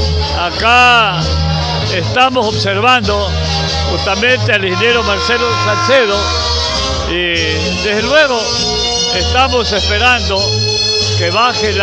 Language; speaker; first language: Spanish; native; Spanish